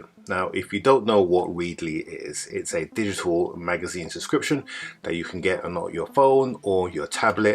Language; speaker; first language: English; native; English